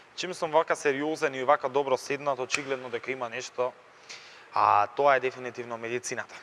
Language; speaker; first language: Macedonian; native; Macedonian